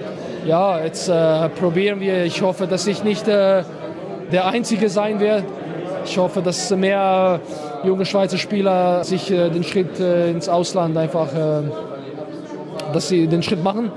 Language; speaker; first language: German; non-native, fluent; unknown